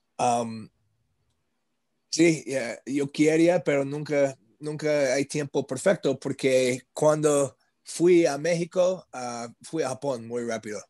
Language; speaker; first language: Spanish; non-native, learner; English